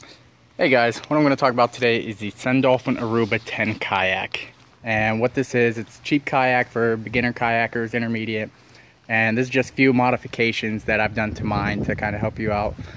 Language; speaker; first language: English; native; English